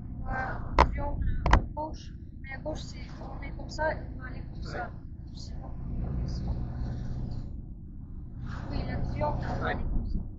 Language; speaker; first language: French; non-native, learner; Russian